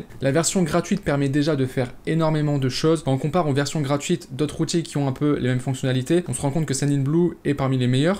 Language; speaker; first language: French; native; French